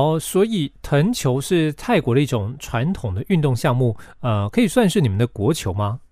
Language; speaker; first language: Chinese; native; Chinese